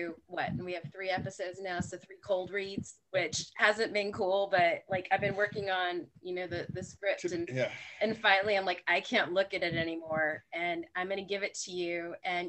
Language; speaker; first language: English; native; English